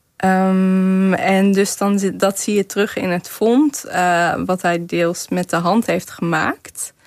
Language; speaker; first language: Dutch; non-native, fluent; Kazakh